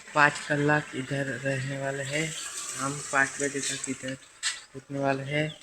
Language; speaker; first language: Hindi; non-native, local second language; Gujarati